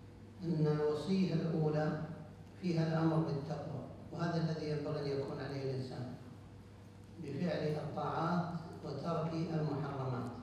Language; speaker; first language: Arabic; native; Arabic